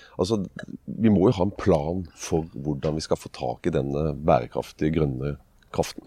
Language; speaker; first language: Norwegian; native; Norwegian